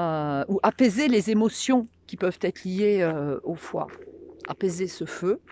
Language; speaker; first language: French; native; French